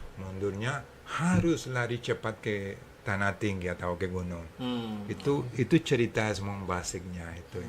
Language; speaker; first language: Indonesian; non-native, fluent; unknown